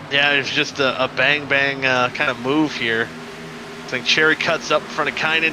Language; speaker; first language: English; native; English